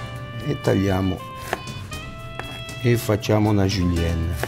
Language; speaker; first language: Italian; early bilingual, heritage; Italian